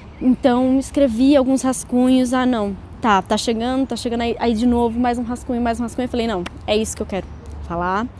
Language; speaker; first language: Portuguese; native; Portuguese